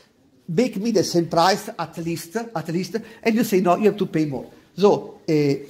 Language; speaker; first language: English; non-native, learner; Italian